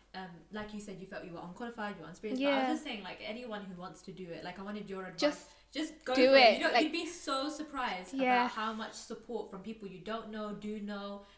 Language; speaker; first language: English; native; English